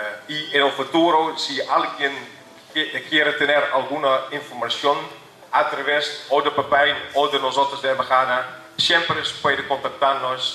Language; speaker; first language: Spanish; non-native, fluent; Dutch